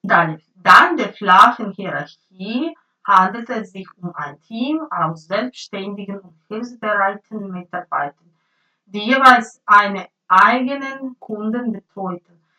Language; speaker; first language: German; non-native, learner; Ukrainian